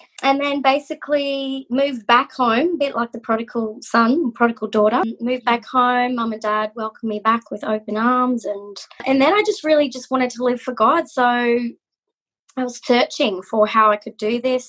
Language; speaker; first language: English; native; English